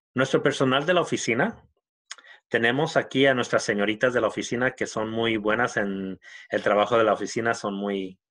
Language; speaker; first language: Spanish; early bilingual, heritage; Spanish